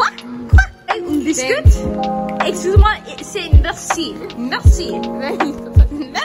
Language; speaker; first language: French; non-native, learner; English